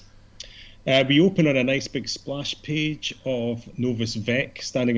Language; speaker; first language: English; native; English